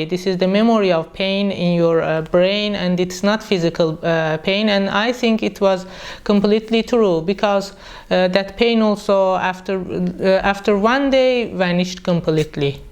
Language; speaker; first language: English; non-native, learner; Persian